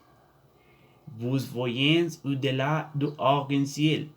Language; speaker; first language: French; non-native, learner; Spanish